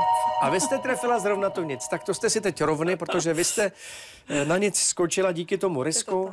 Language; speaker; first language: Czech; native; Czech